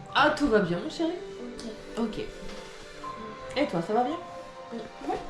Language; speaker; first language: French; native; French